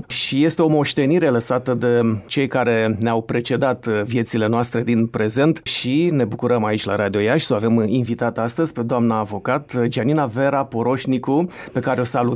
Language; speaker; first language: Romanian; native; Romanian